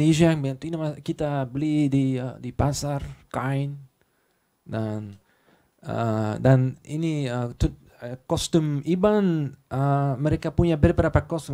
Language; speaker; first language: Indonesian; non-native, learner; Dutch